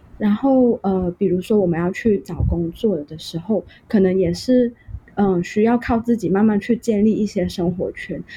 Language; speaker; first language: Chinese; non-native, local second language; Cantonese